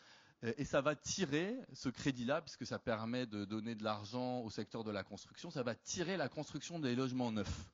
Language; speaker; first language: French; native; French